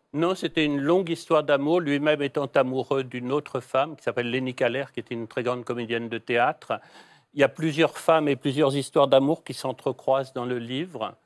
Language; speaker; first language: French; native; French